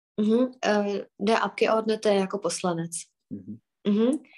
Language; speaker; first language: German; non-native, fluent; Czech